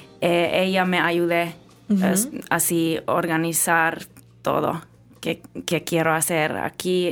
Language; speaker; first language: Spanish; non-native, learner; Finnish